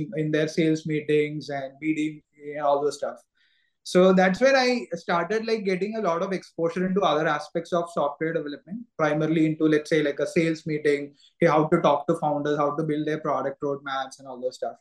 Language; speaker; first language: English; non-native, local second language; Malayalam